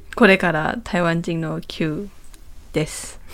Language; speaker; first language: Japanese; non-native, learner; Chinese